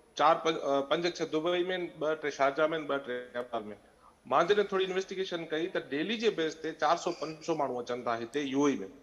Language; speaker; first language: Sindhi; native; Sindhi